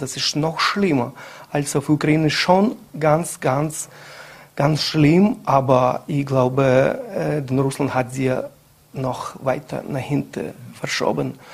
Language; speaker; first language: German; non-native, learner; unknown